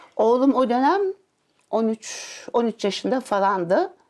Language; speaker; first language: Turkish; native; Turkish